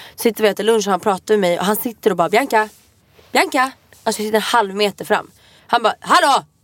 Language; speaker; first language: Swedish; native; Swedish